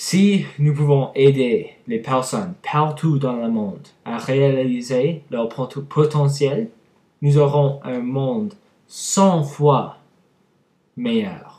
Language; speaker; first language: French; non-native, learner; English